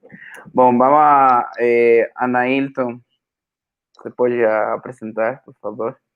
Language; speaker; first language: Portuguese; non-native, fluent; Spanish